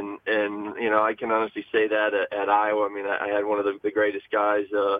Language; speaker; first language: English; native; English